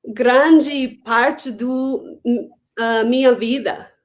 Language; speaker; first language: Portuguese; non-native, learner; English